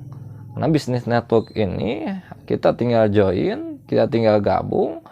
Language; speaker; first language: Indonesian; non-native, local second language; Sundanese